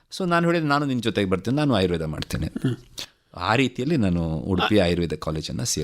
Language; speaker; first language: Kannada; native; Kannada